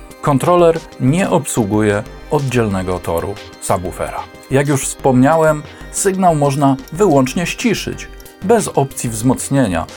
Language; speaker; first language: Polish; native; Polish